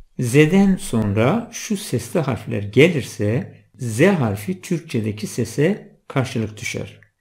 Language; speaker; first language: Turkish; non-native, local second language; Zaza